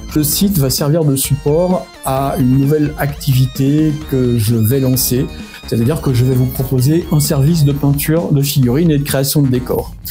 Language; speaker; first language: French; native; French